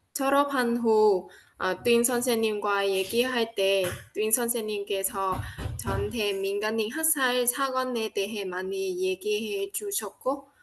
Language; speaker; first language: Korean; non-native, fluent; Vietnamese